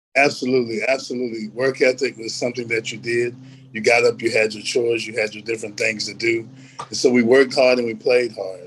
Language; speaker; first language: English; native; English